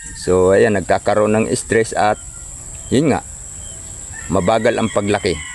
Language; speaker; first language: Filipino; non-native, local second language; Cebuano